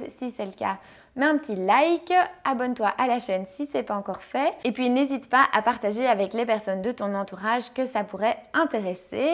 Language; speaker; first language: French; native; French